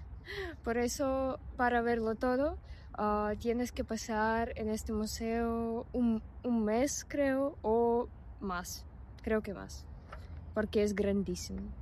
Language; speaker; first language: Spanish; non-native, fluent; Russian